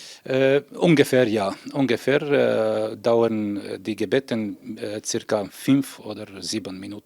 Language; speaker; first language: German; non-native, learner; Albanian